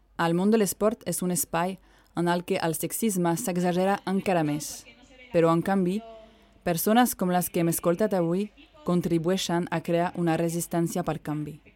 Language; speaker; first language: Catalan; non-native, fluent; French